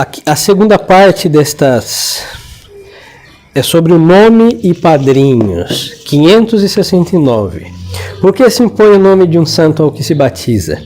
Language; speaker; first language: Portuguese; non-native, fluent; Spanish